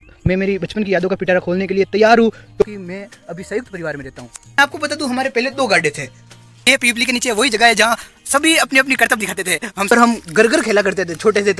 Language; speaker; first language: Hindi; non-native, local second language; Rajasthani